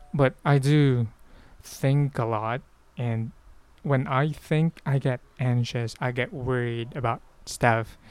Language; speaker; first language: English; non-native, local second language; Filipino